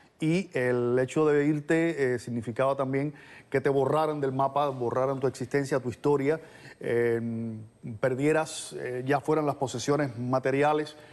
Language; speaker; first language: Spanish; native; Spanish